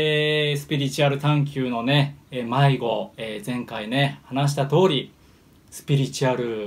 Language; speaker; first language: Japanese; native; Japanese